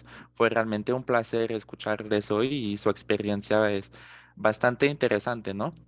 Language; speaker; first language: Spanish; non-native, fluent; French